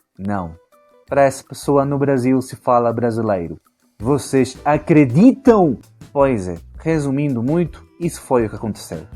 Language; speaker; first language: Portuguese; non-native, fluent; Spanish